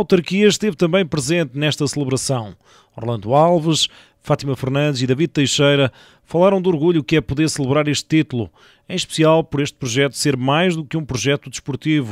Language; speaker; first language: Portuguese; native; Portuguese